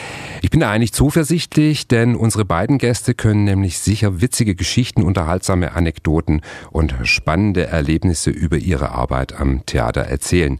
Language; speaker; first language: German; native; German